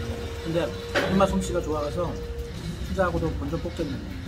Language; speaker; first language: Korean; native; Korean